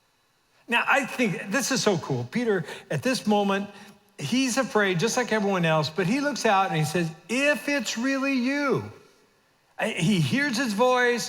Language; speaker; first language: English; native; English